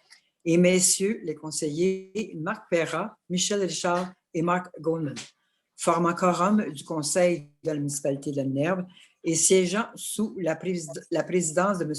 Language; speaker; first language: French; native; French